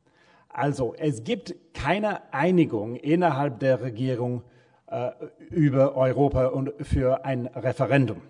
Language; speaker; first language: German; non-native, fluent; English